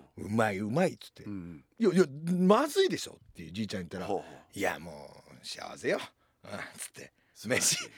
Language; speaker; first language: Japanese; native; Japanese